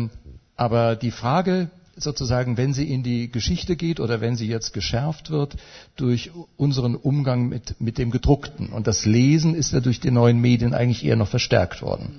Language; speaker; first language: German; native; German